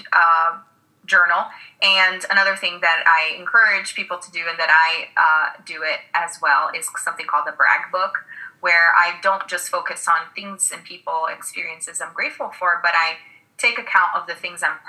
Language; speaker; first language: English; non-native, fluent; Portuguese